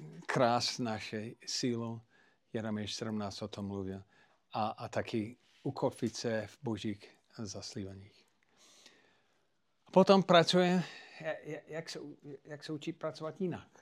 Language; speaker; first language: Czech; non-native, fluent; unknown